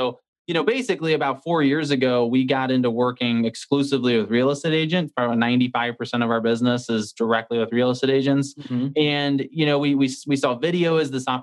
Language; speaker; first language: English; native; English